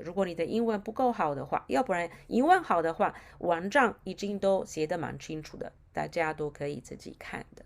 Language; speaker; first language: Chinese; non-native, fluent; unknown